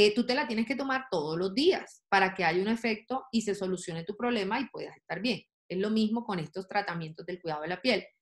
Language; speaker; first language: Spanish; native; Spanish